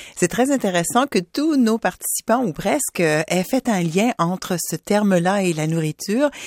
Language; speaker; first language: French; native; French